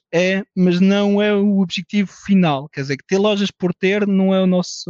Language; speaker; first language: Portuguese; early bilingual, heritage; French